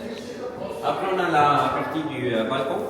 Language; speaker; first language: French; non-native, learner; Italian